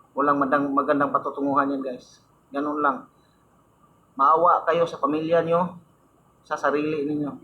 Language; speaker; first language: Filipino; non-native, local second language; Cebuano